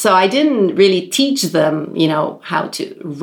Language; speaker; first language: English; non-native, local second language; French